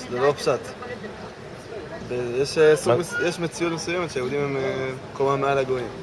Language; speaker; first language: Hebrew; native; Hebrew